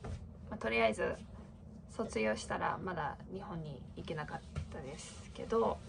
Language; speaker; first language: Japanese; non-native, fluent; English